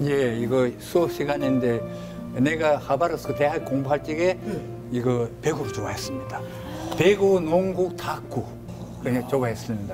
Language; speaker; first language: Korean; early bilingual, heritage; Korean